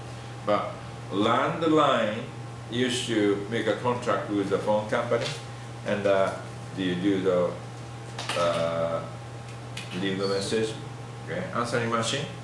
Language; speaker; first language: English; non-native, fluent; Japanese